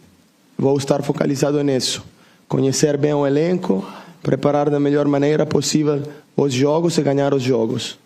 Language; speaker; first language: Portuguese; non-native, learner; Italian